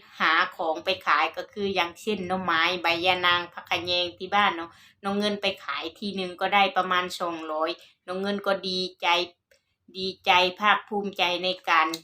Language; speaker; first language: Thai; non-native, local second language; Northeastern Thai